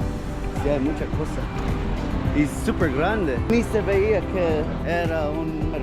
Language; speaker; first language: Spanish; non-native, fluent; English